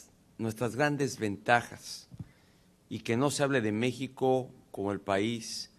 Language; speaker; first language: Spanish; native; Spanish